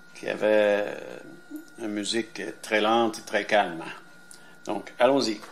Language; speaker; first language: French; native; French